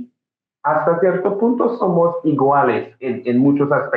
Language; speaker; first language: Spanish; non-native, fluent; English